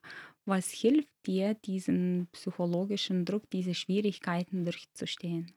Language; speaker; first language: German; non-native, fluent; Lithuanian